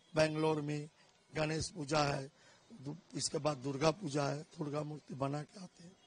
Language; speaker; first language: Hindi; non-native, local second language; Bangla